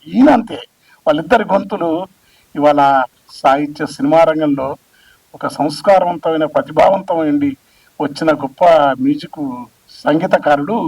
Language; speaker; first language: Telugu; native; Telugu